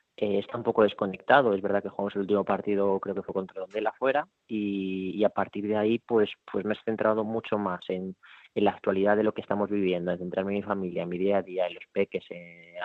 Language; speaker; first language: Spanish; native; Spanish